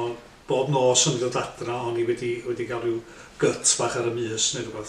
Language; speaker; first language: Welsh; native; Welsh